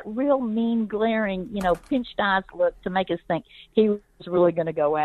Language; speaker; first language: English; native; English